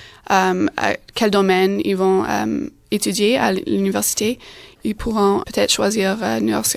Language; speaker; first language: French; non-native, fluent; English